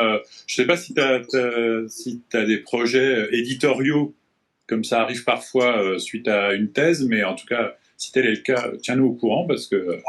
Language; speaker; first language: French; native; French